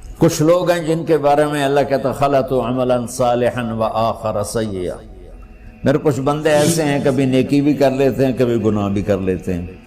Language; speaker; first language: Urdu; non-native, local second language; Punjabi